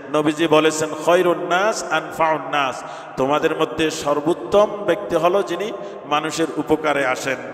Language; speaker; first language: Bangla; native; Bangla